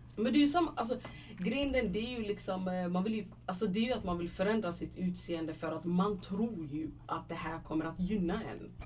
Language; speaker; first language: Swedish; early bilingual, other home language; Somali